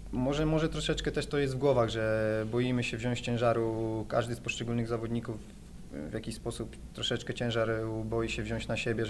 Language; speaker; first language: Polish; native; Polish